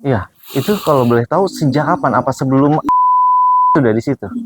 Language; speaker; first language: Indonesian; native; Indonesian